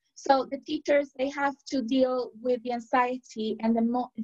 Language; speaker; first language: English; non-native, fluent; Spanish